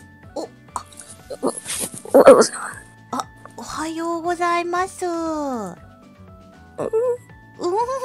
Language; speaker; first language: Japanese; native; Japanese